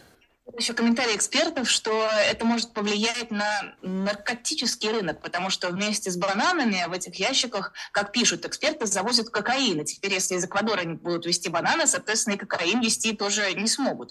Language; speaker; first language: Russian; native; Russian